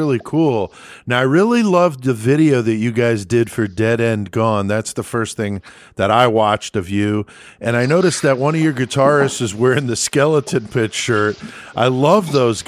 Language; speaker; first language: English; native; English